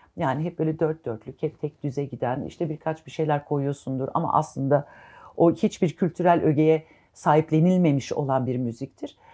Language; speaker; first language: Turkish; early bilingual, heritage; Turkish